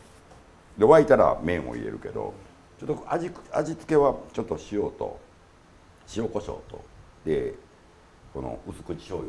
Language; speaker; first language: Japanese; native; Japanese